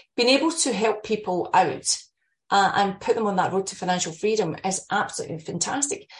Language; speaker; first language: English; native; English